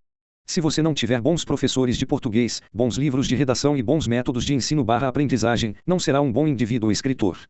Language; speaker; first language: Portuguese; native; Portuguese